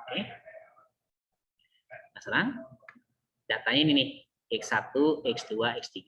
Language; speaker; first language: Indonesian; native; Indonesian